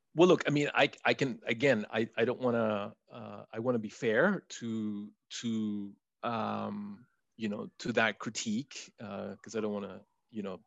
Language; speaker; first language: English; non-native, fluent; Spanish